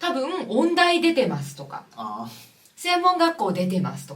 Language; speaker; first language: Japanese; native; Japanese